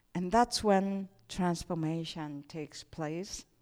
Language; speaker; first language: English; non-native, fluent; Korean